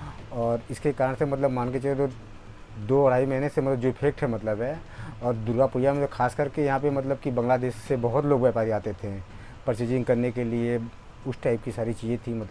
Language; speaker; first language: Hindi; native; Hindi